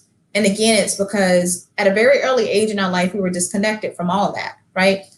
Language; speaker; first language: English; native; English